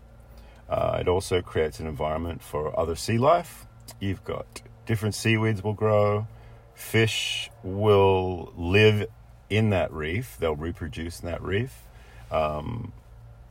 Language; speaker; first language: English; native; English